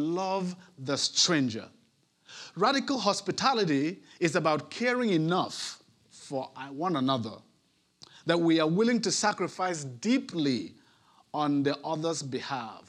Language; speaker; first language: English; non-native, local second language; Ibibio